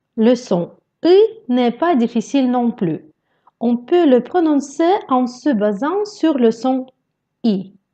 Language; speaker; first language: French; non-native, fluent; Russian